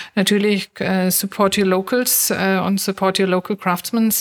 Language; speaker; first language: German; native; German